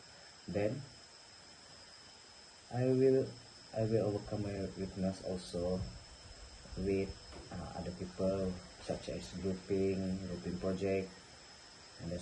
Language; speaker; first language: English; non-native, learner; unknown